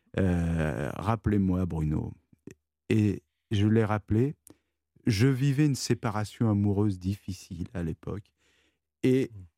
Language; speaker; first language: French; native; French